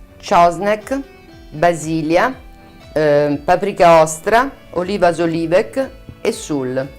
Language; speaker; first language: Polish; non-native, learner; Italian